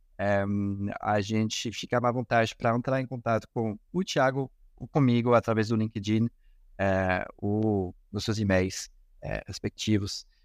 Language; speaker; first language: Portuguese; non-native, fluent; Spanish